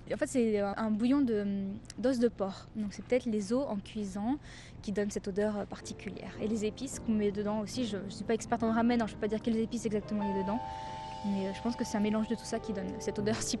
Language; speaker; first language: French; native; French